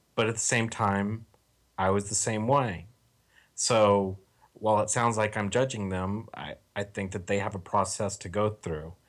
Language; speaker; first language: English; native; English